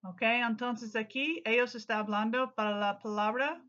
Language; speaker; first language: Spanish; non-native, learner; English